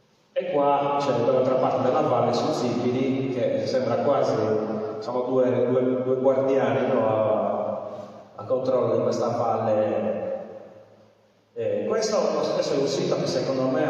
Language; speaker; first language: Italian; native; Italian